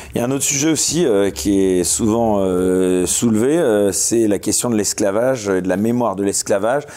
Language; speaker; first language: French; native; French